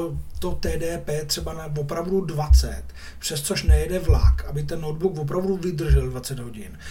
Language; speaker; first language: Czech; native; Czech